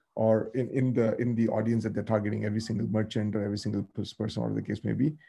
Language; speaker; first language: English; non-native, local second language; Tamil